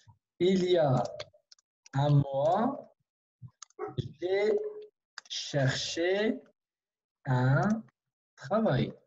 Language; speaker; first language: French; non-native, fluent; Kurdish